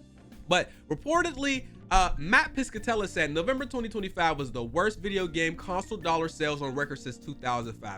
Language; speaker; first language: English; native; English